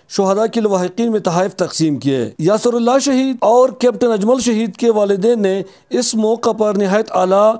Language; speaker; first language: Urdu; non-native, local second language; Khowar